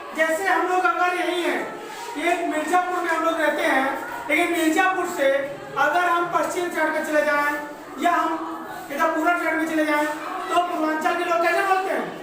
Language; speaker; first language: Hindi; native; Hindi